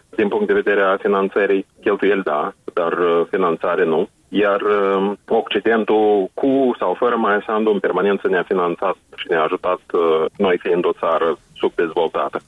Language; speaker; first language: Romanian; native; Romanian